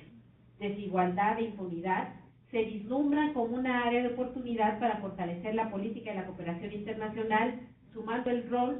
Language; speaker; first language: Spanish; native; Spanish